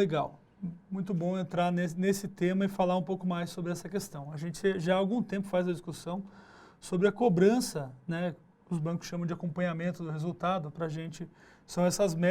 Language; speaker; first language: Portuguese; native; Portuguese